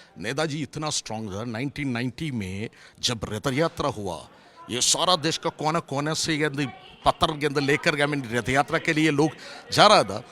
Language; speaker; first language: Hindi; non-native, local second language; Malayalam